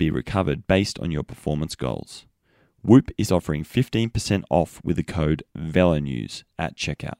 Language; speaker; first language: English; native; English